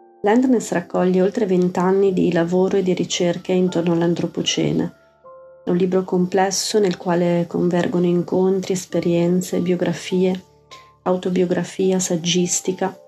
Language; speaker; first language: Italian; native; Italian